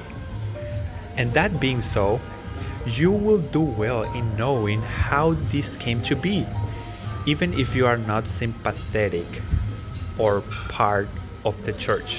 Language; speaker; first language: English; non-native, fluent; Spanish